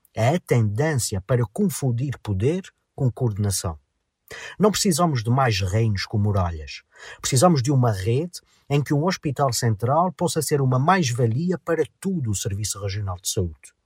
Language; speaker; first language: Portuguese; native; Portuguese